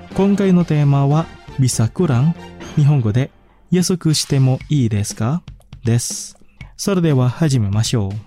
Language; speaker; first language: Japanese; non-native, fluent; Indonesian